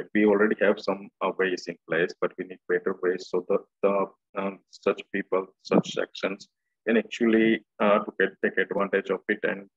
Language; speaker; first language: English; non-native, local second language; Gujarati